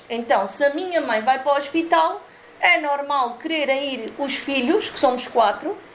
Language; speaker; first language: Portuguese; native; Portuguese